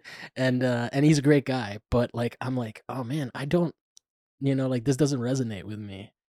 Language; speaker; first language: English; native; English